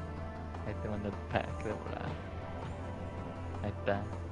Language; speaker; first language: Spanish; early bilingual, other home language; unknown